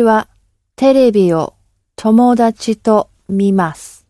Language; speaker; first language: Japanese; non-native, learner; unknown